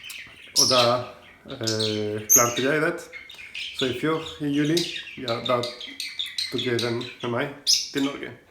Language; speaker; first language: Norwegian; non-native, learner; Spanish